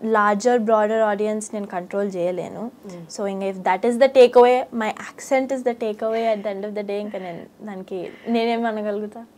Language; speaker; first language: Telugu; early bilingual, heritage; Telugu